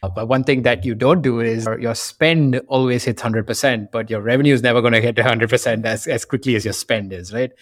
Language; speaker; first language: English; non-native, local second language; Tamil